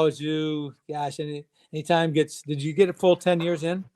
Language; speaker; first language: English; native; English